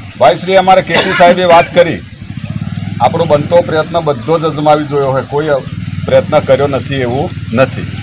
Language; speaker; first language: Gujarati; native; Gujarati